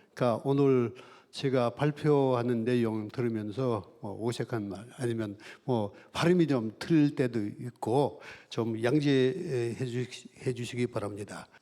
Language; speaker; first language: Korean; non-native, fluent; Russian